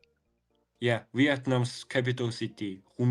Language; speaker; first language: English; non-native, learner; Mongolian